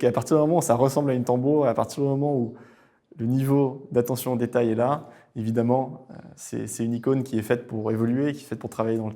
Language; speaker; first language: French; native; French